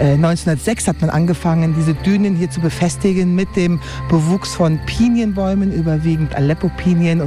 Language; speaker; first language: German; native; German